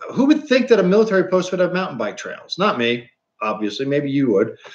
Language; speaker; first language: English; native; English